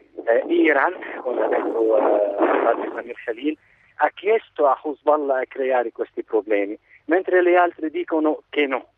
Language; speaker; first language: Italian; non-native, fluent; Arabic